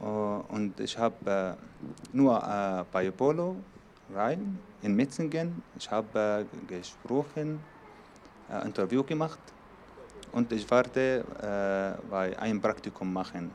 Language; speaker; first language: German; non-native, learner; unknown